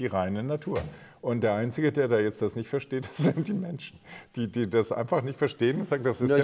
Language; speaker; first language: German; native; German